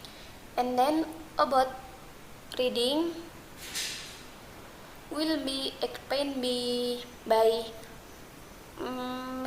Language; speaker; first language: English; non-native, learner; Indonesian